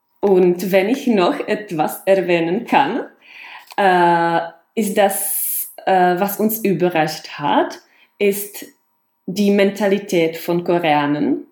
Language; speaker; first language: German; non-native, fluent; Czech